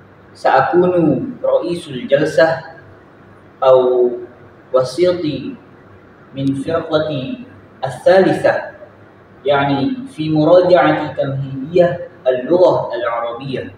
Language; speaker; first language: Arabic; non-native, learner; Indonesian